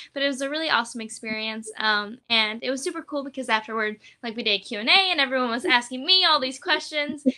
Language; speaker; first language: English; early bilingual, other home language; Spanish